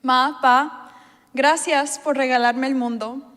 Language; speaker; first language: Spanish; early bilingual, heritage; Spanish